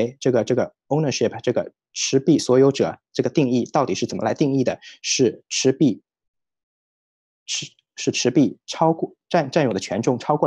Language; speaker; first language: Chinese; native; Chinese